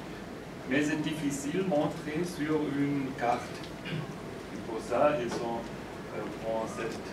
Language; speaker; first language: French; non-native, fluent; German